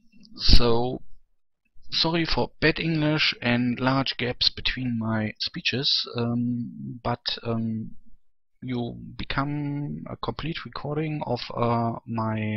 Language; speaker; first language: English; non-native, learner; German